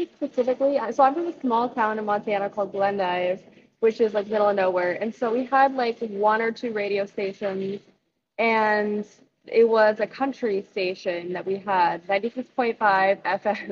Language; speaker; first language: English; native; English